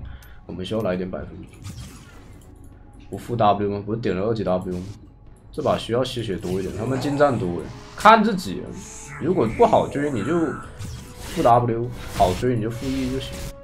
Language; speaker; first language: Chinese; native; Chinese